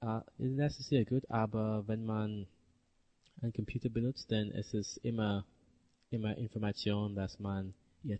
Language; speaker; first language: German; non-native, learner; English